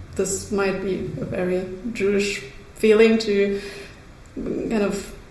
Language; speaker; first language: English; early bilingual, other home language; Russian